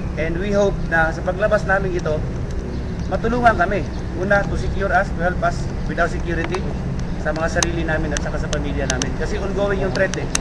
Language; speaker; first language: Filipino; non-native, local second language; Cebuano